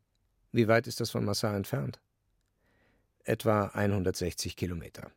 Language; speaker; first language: German; native; German